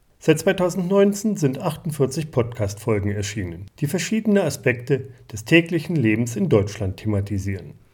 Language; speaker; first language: German; native; German